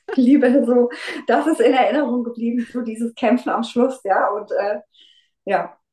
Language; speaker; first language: German; native; German